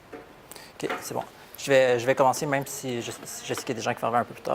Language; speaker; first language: French; native; French